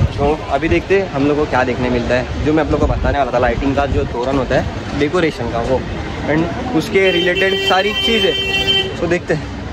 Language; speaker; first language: Hindi; non-native, local second language; Marathi